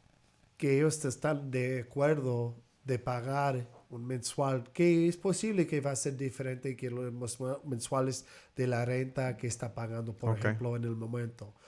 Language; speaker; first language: Spanish; early bilingual, heritage; English